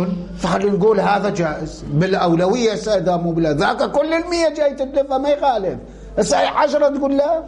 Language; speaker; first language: Arabic; native; Arabic